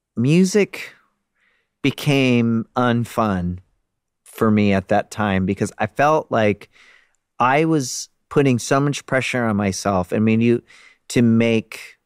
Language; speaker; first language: English; native; English